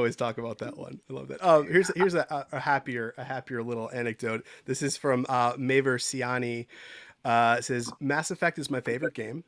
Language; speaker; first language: English; native; English